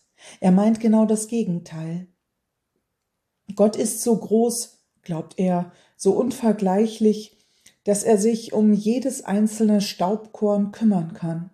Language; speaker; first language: German; native; German